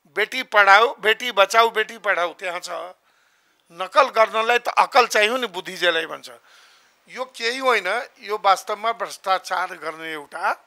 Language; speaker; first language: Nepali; non-native, local second language; Maithili